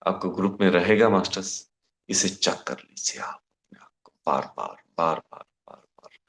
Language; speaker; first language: Hindi; non-native, local second language; Kannada